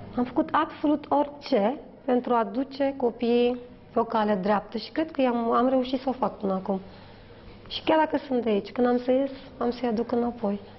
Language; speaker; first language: Romanian; native; Romanian